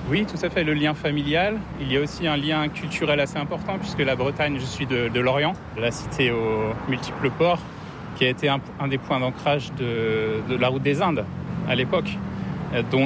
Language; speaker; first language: French; native; French